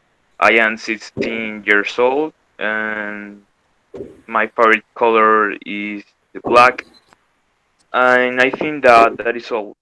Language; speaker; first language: English; non-native, learner; Spanish